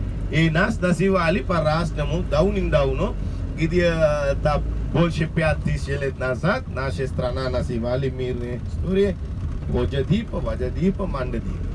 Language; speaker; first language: Russian; non-native, learner; Sinhala